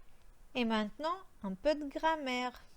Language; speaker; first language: French; non-native, fluent; Croatian